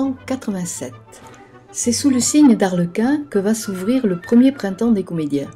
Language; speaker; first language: French; native; French